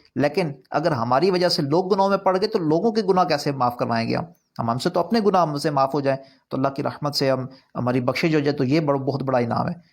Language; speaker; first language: Urdu; non-native, local second language; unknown